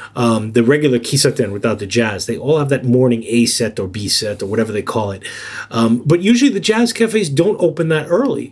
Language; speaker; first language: English; native; English